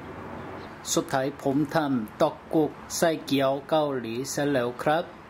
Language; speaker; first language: Thai; non-native, learner; Korean